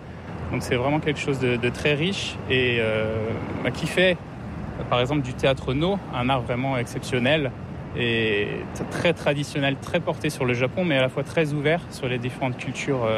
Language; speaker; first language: French; native; French